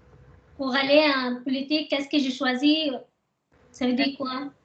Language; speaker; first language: French; non-native, learner; Arabic